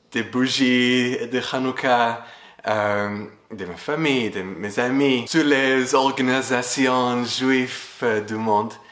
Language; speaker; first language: French; non-native, fluent; English